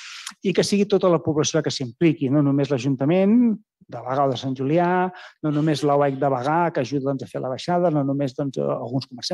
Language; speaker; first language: Catalan; native; Catalan